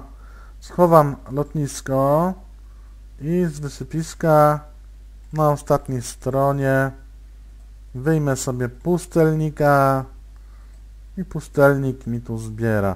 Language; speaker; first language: Polish; native; Polish